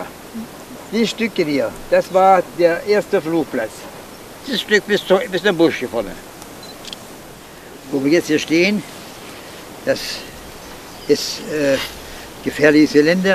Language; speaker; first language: German; native; German